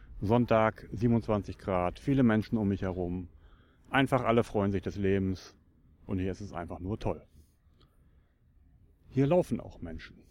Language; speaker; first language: German; native; German